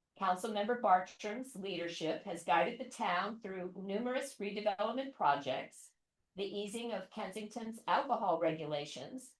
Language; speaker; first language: English; native; English